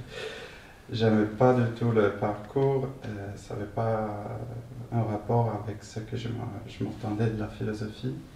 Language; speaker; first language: French; non-native, fluent; Swedish